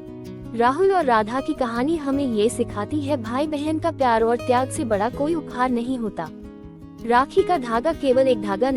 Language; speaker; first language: Hindi; native; Hindi